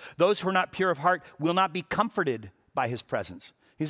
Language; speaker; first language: English; native; English